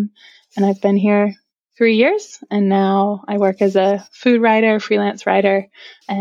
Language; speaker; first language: English; native; English